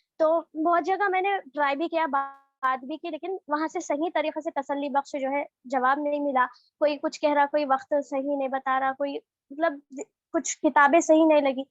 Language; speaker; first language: Urdu; native; Urdu